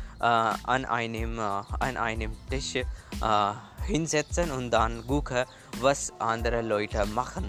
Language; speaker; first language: German; non-native, learner; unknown